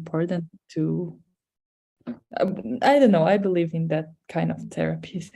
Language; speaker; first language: English; non-native, fluent; Spanish